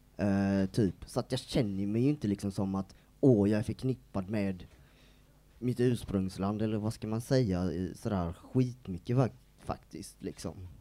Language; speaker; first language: Swedish; native; Swedish